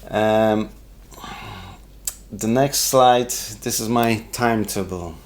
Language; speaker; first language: English; non-native, learner; Polish